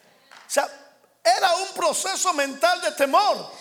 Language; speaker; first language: Spanish; native; Spanish